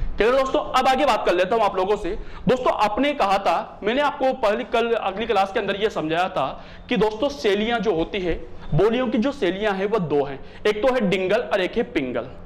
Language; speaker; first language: Hindi; native; Hindi